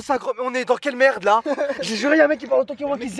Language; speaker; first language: French; native; French